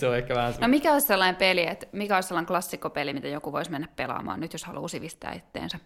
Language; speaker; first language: Finnish; native; Finnish